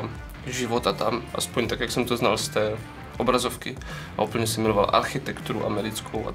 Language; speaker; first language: Czech; native; Czech